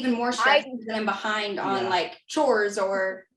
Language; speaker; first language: English; native; English